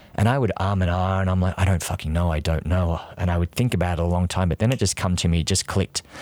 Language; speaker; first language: English; native; English